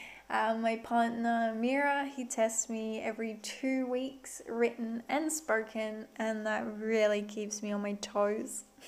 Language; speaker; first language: English; native; English